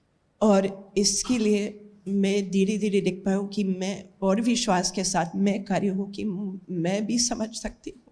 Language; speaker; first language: Hindi; non-native, learner; English